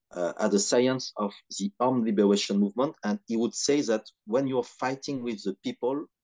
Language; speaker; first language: English; non-native, fluent; French